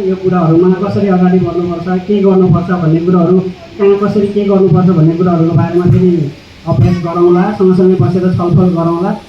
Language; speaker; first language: Nepali; non-native, local second language; Eastern Tamang